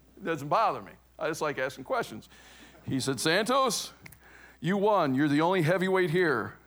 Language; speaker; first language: English; native; English